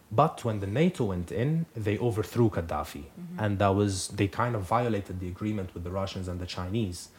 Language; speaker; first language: English; non-native, fluent; Arabic